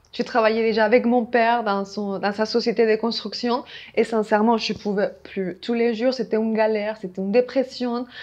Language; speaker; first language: French; non-native, fluent; Spanish